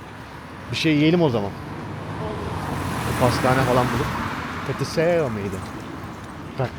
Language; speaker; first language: Turkish; native; Turkish